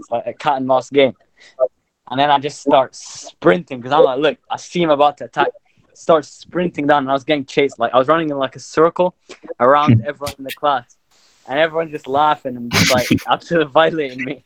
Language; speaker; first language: English; native; English